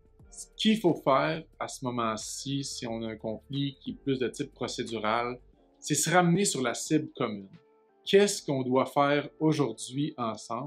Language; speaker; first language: French; native; French